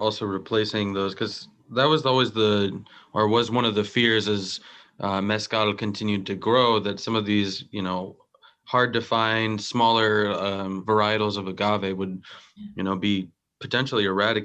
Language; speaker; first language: English; native; English